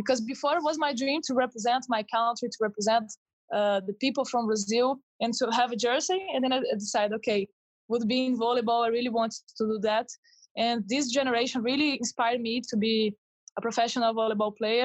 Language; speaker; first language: English; non-native, fluent; Portuguese